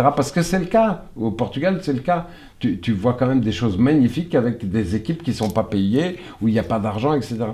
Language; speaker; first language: French; early bilingual, other home language; Portuguese